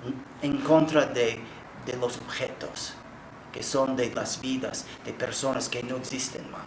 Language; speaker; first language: Spanish; non-native, fluent; English